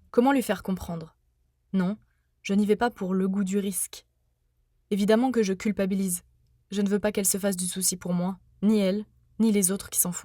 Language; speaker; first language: French; native; French